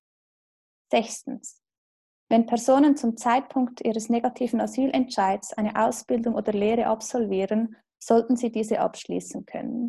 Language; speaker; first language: German; native; German